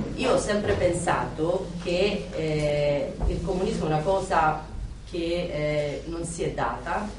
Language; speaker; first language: Italian; non-native, fluent; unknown